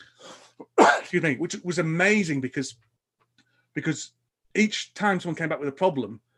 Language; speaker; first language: English; native; English